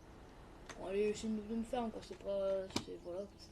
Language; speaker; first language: French; native; French